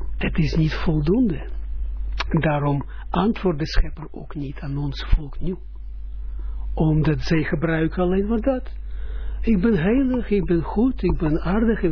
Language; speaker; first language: Dutch; non-native, fluent; Russian